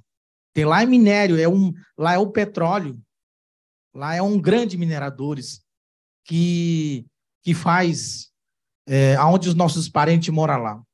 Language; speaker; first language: Portuguese; non-native, local second language; Yanomámi